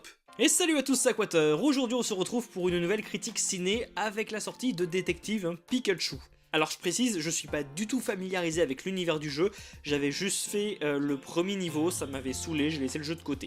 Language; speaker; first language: French; native; French